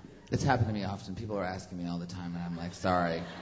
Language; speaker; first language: English; early bilingual, other home language; French